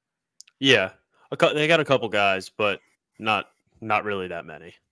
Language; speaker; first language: English; native; English